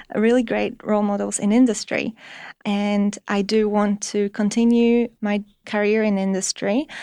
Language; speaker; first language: English; non-native, fluent; Polish